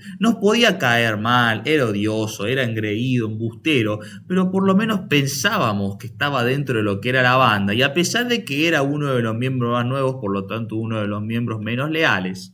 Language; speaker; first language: Spanish; native; Spanish